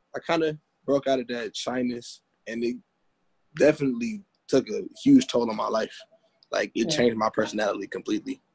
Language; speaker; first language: English; native; English